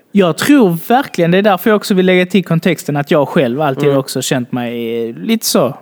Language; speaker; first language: Swedish; early bilingual, other home language; Bangla